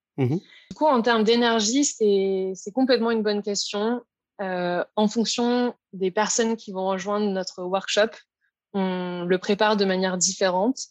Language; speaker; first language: French; native; French